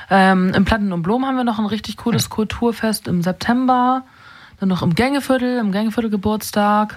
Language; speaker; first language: German; native; German